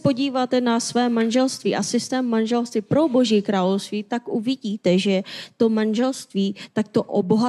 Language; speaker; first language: Czech; non-native, fluent; Korean